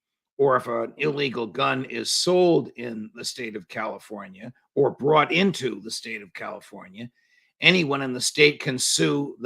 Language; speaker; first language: English; native; English